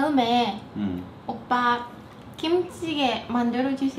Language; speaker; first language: Korean; non-native, learner; Japanese